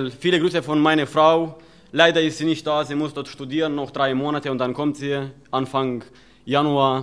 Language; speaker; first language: German; non-native, fluent; Romanian